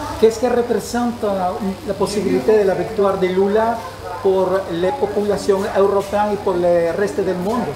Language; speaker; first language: French; non-native, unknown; Spanish